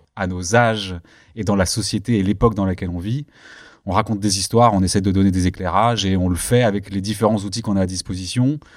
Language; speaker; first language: French; early bilingual, other home language; Turkish